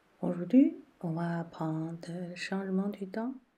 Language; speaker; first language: French; non-native, learner; Chinese